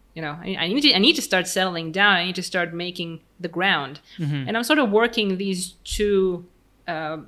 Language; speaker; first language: English; non-native, fluent; Hebrew